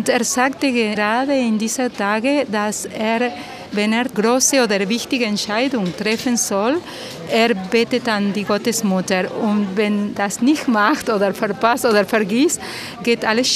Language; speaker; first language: German; non-native, fluent; Spanish